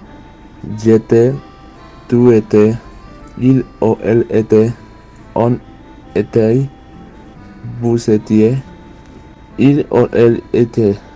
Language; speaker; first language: French; non-native, learner; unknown